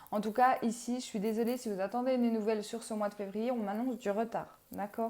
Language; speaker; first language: French; native; French